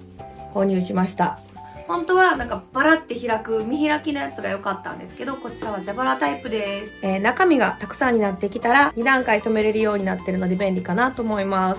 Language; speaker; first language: Japanese; native; Japanese